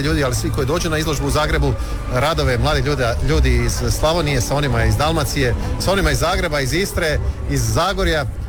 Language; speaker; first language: Serbian; native; Serbian